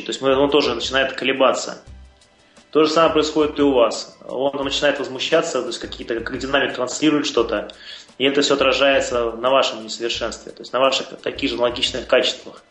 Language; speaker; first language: Russian; native; Russian